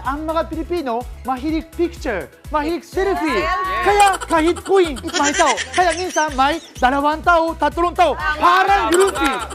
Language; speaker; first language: Filipino; non-native, learner; Japanese